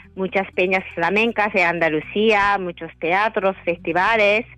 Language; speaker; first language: Spanish; non-native, fluent; Japanese